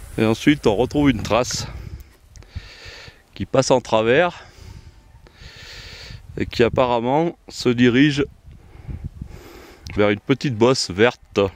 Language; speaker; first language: French; native; French